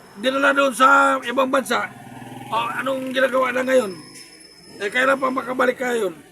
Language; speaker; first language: Filipino; non-native, local second language; Cebuano